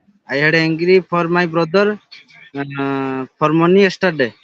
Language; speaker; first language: English; non-native, learner; Odia